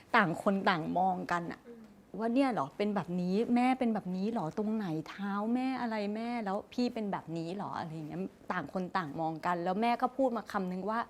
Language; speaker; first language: Thai; native; Thai